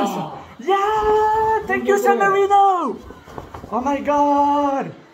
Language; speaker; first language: English; non-native, fluent; French